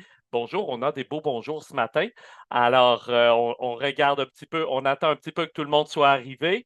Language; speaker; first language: French; native; French